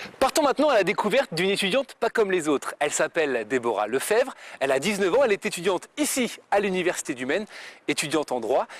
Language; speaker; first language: French; native; French